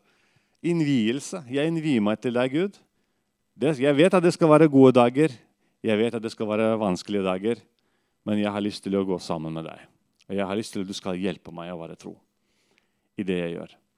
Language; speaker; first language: Norwegian; non-native, fluent; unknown